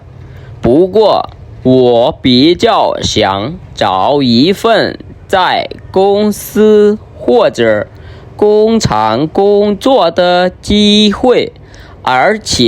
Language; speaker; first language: Chinese; non-native, fluent; Khmer